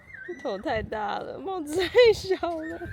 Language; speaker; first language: Chinese; non-native, fluent; Serbian